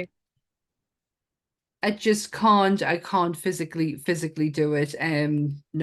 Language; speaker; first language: English; native; English